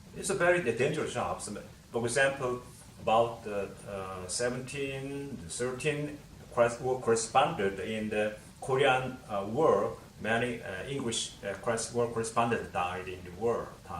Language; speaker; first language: English; non-native, learner; Korean